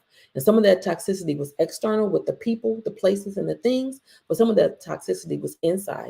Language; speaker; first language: English; native; English